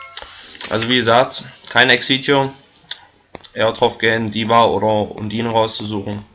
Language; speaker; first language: German; native; German